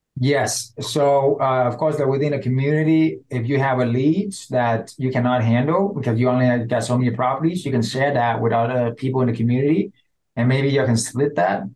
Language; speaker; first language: English; non-native, fluent; Vietnamese